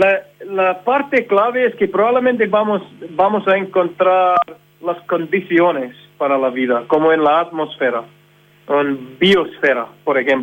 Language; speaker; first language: Spanish; non-native, fluent; English